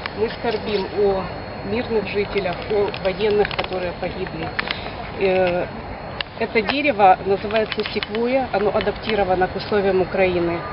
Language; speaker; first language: Russian; non-native, local second language; Ukrainian